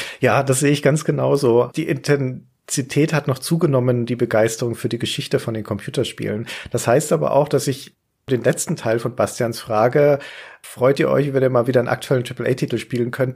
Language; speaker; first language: German; native; German